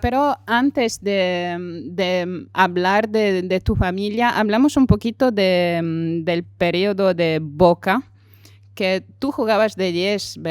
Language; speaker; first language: Spanish; non-native, fluent; French